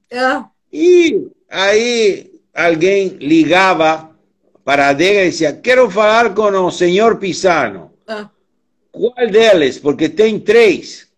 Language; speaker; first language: Portuguese; non-native, learner; Spanish